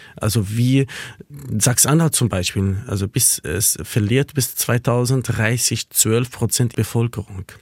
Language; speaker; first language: German; non-native, fluent; Kurdish